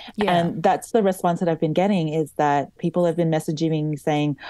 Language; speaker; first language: English; native; English